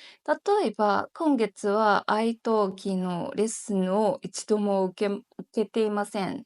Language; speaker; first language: Japanese; non-native, learner; Chinese